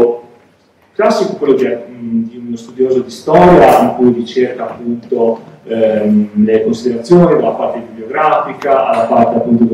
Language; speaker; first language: Italian; native; Italian